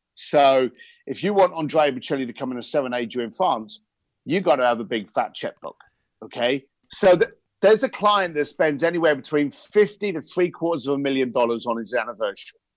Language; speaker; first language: English; native; English